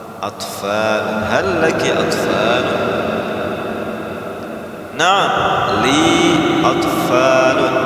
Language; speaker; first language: Arabic; non-native, fluent; Indonesian